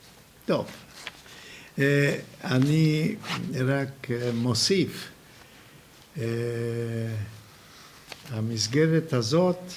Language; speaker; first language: Hebrew; non-native, fluent; Hungarian